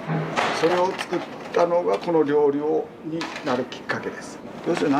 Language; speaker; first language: Japanese; native; Japanese